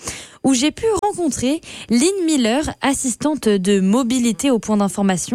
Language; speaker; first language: French; native; French